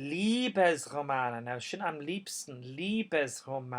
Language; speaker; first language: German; non-native, fluent; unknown